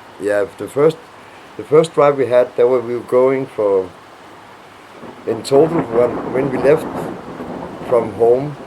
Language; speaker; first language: English; non-native, fluent; Danish